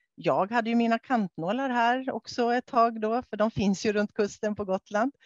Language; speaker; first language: Swedish; native; Swedish